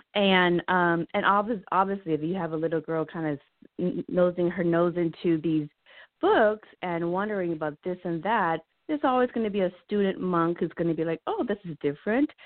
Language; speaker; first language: English; early bilingual, heritage; Lao